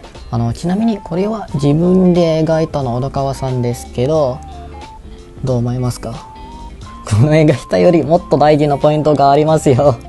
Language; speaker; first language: Japanese; non-native, fluent; Malay